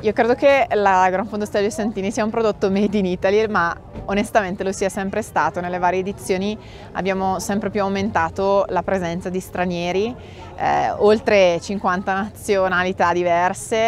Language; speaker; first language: Italian; native; Italian